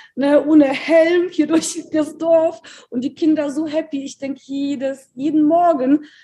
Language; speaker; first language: German; early bilingual, other home language; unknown